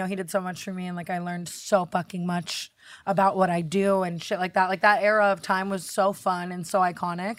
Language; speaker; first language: English; native; English